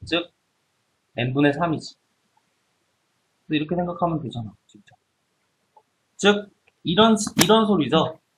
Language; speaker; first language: Korean; native; Korean